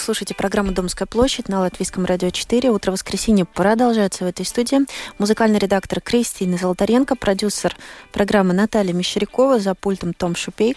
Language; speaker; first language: Russian; native; Russian